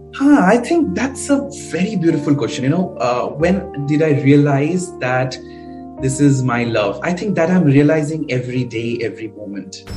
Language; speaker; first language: English; non-native, local second language; Bangla